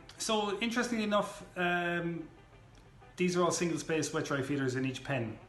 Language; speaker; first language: English; native; English